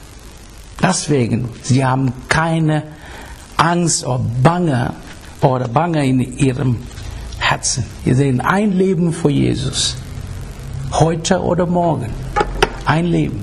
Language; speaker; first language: German; non-native, learner; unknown